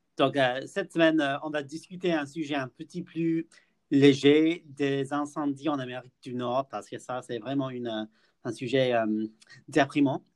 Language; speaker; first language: French; non-native, fluent; English